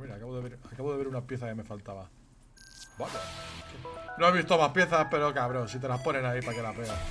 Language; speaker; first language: Spanish; native; Spanish